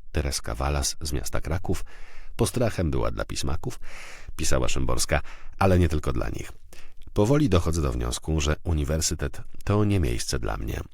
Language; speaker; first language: Polish; native; Polish